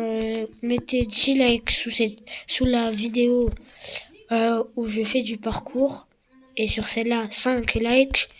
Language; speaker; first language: French; native; French